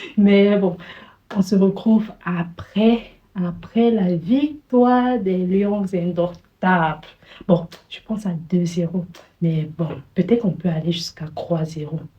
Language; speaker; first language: French; native; French